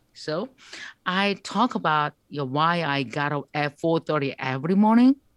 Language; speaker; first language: English; non-native, learner; Korean